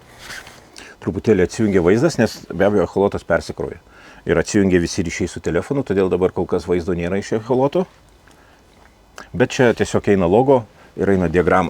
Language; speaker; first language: Lithuanian; native; Lithuanian